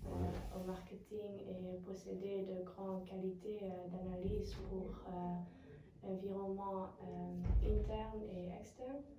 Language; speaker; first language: French; non-native, learner; Dutch